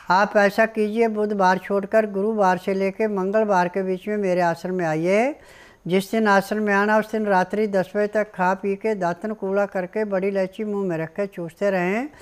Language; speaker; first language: Hindi; native; Hindi